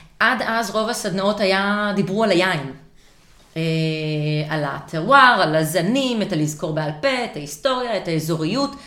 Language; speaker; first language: Hebrew; native; Hebrew